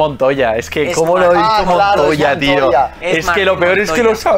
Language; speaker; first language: Spanish; native; Spanish